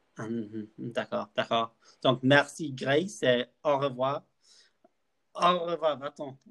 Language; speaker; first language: French; non-native, learner; English